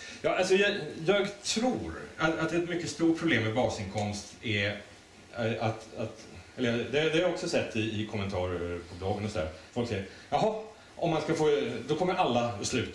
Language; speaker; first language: Swedish; native; Swedish